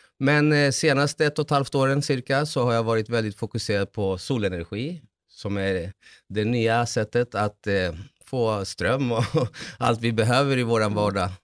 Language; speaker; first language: Swedish; early bilingual, other home language; Spanish